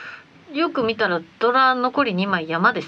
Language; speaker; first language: Japanese; native; Japanese